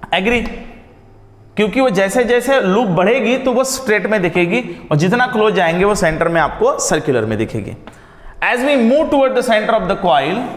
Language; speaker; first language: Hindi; non-native, local second language; Marathi